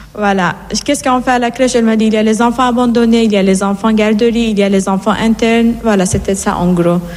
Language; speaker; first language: French; non-native, fluent; Persian